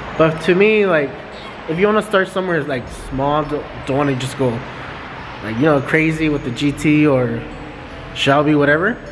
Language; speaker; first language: English; native; English